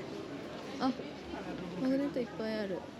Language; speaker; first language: Japanese; native; Japanese